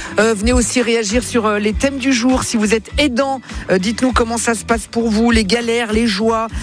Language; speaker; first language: French; native; French